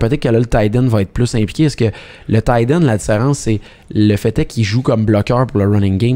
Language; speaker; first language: French; native; French